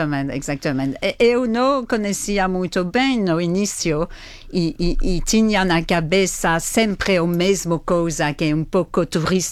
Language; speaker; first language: Portuguese; non-native, fluent; French